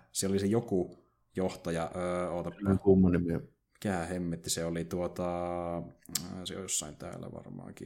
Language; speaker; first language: Finnish; native; Finnish